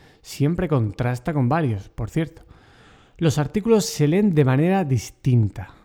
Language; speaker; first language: Spanish; native; Spanish